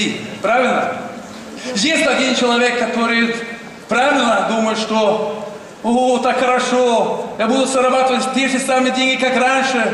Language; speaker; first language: Russian; non-native, learner; Swedish